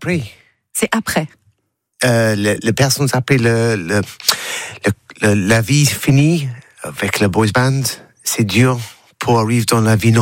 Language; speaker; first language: French; non-native, learner; English